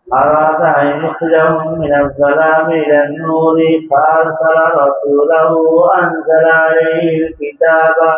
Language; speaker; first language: Arabic; non-native, learner; Bangla